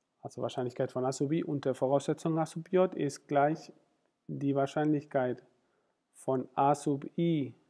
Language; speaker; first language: German; non-native, fluent; Spanish